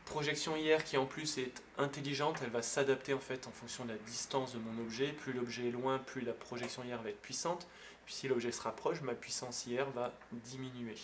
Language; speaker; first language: French; native; French